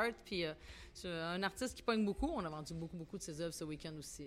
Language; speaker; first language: French; native; French